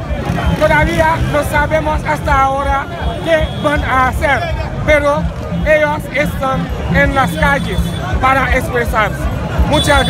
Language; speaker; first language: Spanish; non-native, fluent; Haitian Creole